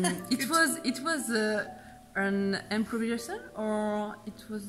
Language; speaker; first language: English; non-native, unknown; French